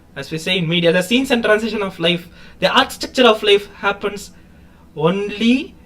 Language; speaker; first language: English; non-native, local second language; Tamil